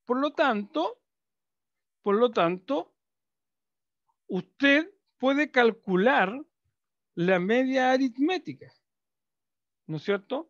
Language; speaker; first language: Spanish; native; Spanish